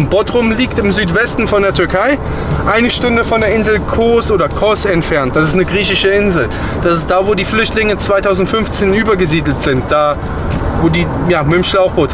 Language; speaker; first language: German; native; German